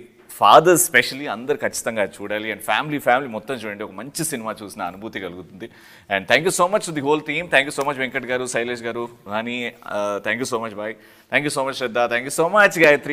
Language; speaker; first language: Telugu; native; Telugu